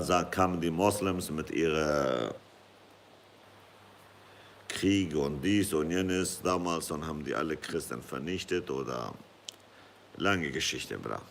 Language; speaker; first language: German; non-native, fluent; Kurdish